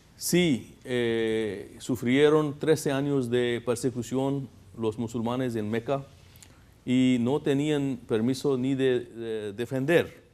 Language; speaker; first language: Spanish; non-native, fluent; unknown